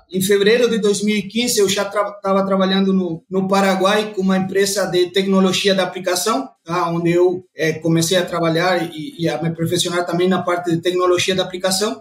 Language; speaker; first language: Portuguese; non-native, fluent; Spanish